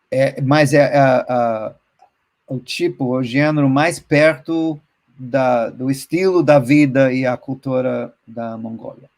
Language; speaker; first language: Portuguese; non-native, fluent; English